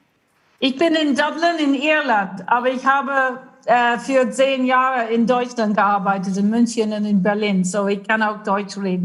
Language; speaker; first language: German; non-native, fluent; English